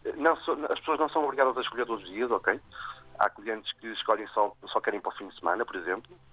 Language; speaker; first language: Portuguese; native; Portuguese